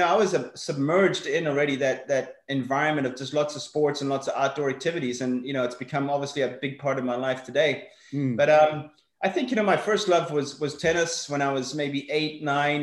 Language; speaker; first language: English; native; English